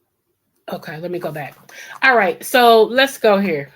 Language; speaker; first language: English; native; English